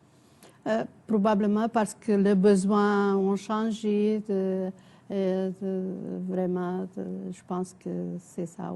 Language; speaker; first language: French; non-native, fluent; Portuguese